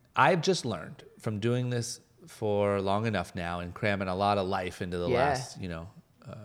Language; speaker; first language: English; native; English